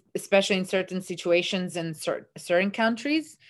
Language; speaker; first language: English; non-native, fluent; Italian